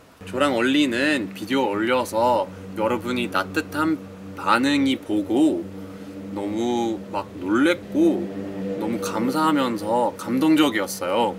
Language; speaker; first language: Korean; non-native, fluent; English